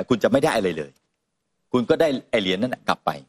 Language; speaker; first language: Thai; native; Thai